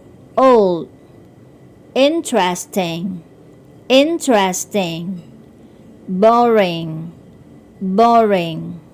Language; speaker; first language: English; non-native, fluent; Indonesian